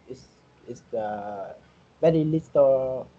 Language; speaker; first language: English; non-native, learner; Vietnamese